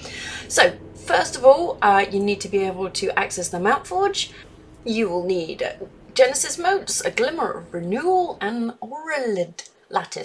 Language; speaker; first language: English; native; English